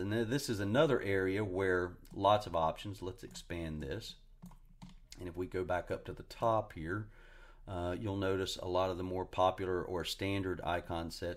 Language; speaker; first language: English; native; English